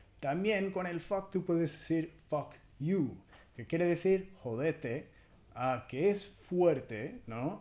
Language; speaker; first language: Spanish; non-native, fluent; English